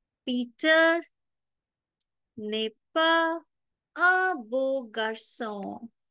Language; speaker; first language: French; non-native, fluent; Hindi